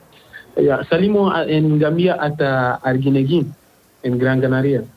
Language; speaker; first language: Spanish; non-native, learner; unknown